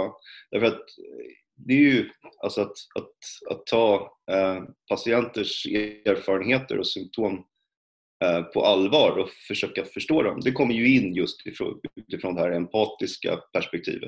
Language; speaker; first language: Swedish; native; Swedish